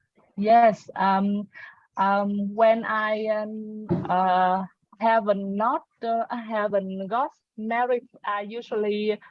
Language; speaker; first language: English; non-native, learner; Vietnamese